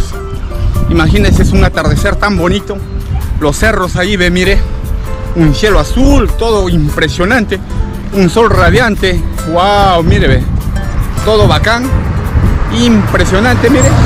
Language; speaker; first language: Spanish; native; Spanish